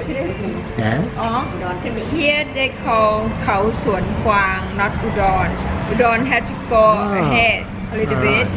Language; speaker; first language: English; non-native, learner; Thai